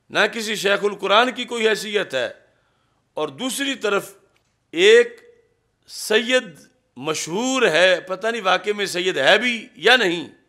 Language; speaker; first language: Urdu; non-native, local second language; Punjabi